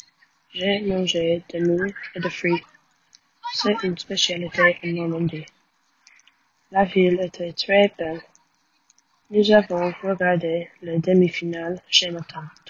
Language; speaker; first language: French; non-native, learner; English